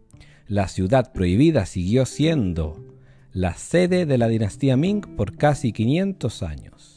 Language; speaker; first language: Spanish; native; Spanish